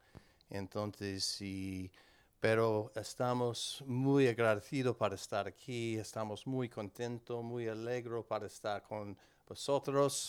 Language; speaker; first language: Spanish; non-native, learner; English